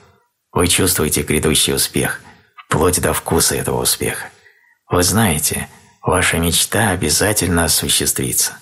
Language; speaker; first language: Russian; native; Russian